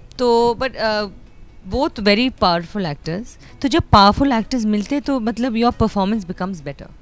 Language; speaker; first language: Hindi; non-native, local second language; Bangla